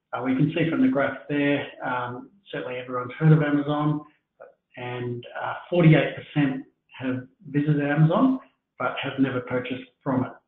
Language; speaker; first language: English; native; English